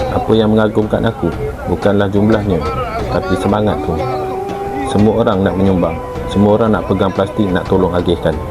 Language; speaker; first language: Malay; native; Malay